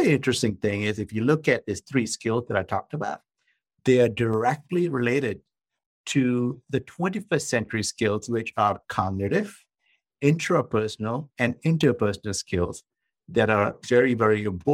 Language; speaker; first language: English; non-native, local second language; Tamil